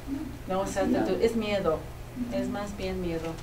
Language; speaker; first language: Spanish; non-native, fluent; English